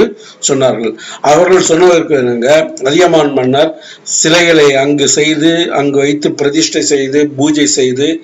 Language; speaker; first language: Tamil; native; Tamil